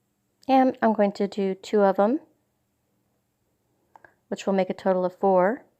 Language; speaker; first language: English; native; English